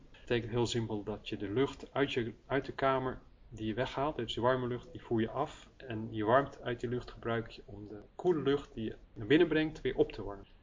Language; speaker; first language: Dutch; early bilingual, heritage; Dutch